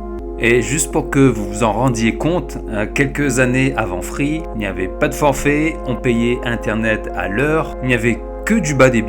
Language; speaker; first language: French; native; French